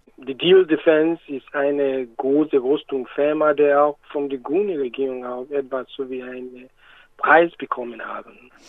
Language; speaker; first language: German; non-native, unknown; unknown